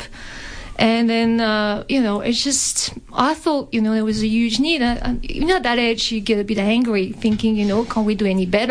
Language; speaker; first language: English; non-native, fluent; French